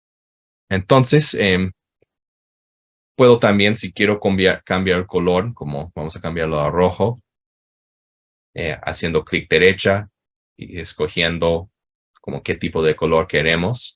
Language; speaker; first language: Spanish; non-native, fluent; English